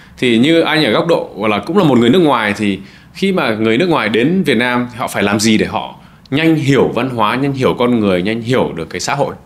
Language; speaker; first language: Vietnamese; early bilingual, heritage; Vietnamese